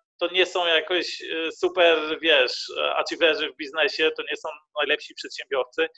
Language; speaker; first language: Polish; early bilingual, heritage; Polish